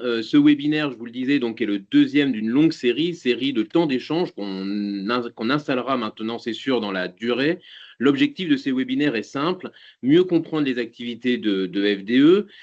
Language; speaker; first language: French; native; French